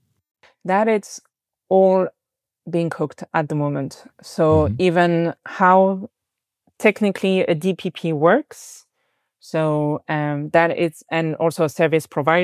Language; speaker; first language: English; non-native, fluent; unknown